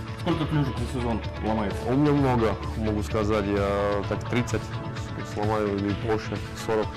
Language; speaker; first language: Russian; non-native, learner; Slovak